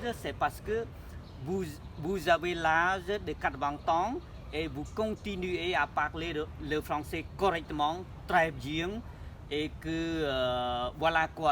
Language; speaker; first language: French; non-native, fluent; Khmer